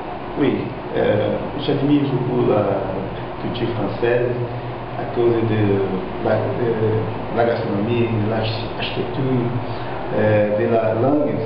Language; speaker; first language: French; non-native, fluent; Portuguese